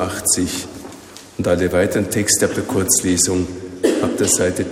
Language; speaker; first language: German; native; German